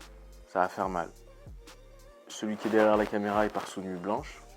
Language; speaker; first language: French; native; French